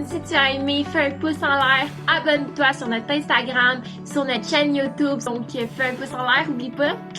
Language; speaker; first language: French; native; French